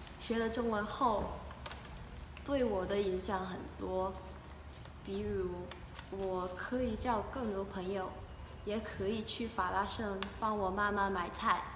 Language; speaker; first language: Chinese; non-native, learner; English